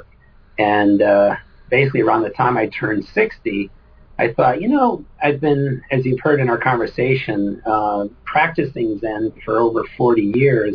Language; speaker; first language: English; native; English